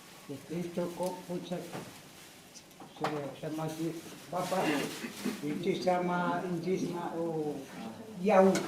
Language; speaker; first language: Portuguese; non-native, local second language; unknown